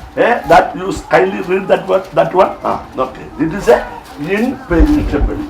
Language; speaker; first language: English; non-native, local second language; Malayalam